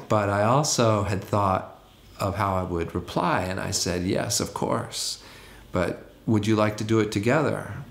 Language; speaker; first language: English; native; English